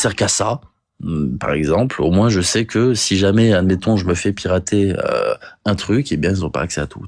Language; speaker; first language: French; native; French